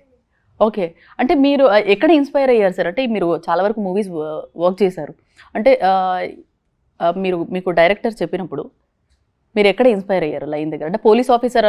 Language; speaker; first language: Telugu; native; Telugu